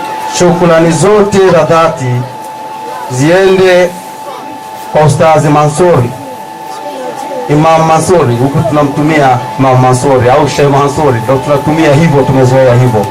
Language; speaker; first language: Swahili; native; Swahili